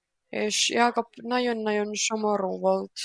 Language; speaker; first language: Hungarian; non-native, learner; Finnish